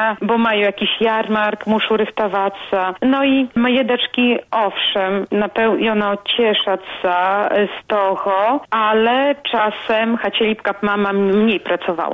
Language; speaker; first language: Polish; non-native, local second language; Belarusian